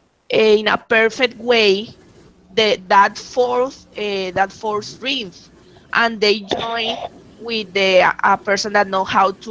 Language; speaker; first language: English; non-native, learner; Spanish